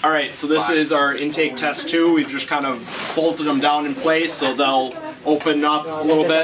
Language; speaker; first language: English; native; English